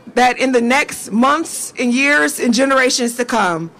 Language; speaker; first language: English; native; English